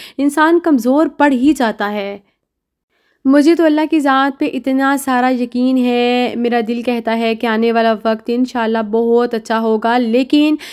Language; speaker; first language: Urdu; native; Urdu